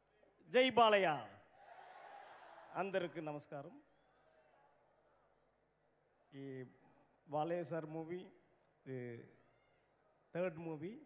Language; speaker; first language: Telugu; non-native, learner; Tamil